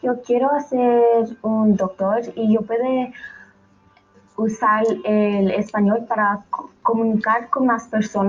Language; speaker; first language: Spanish; early bilingual, heritage; Spanish